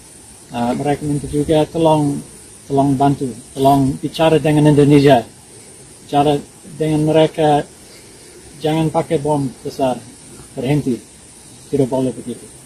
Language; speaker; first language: Indonesian; non-native, learner; English